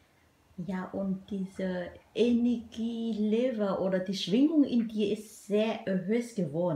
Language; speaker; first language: German; non-native, fluent; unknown